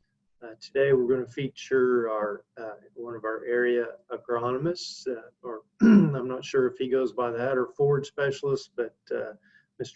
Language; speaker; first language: English; native; English